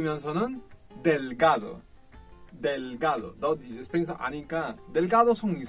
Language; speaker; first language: Korean; non-native, fluent; Spanish